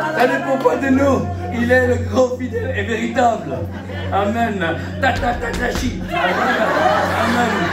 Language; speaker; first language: French; early bilingual, other home language; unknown